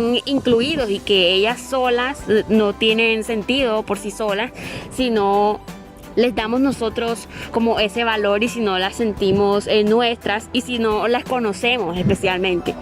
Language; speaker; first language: Spanish; native; Spanish